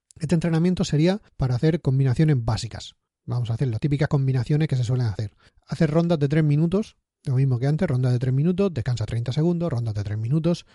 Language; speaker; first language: Spanish; native; Spanish